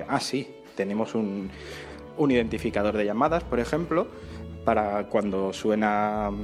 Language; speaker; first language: Spanish; native; Spanish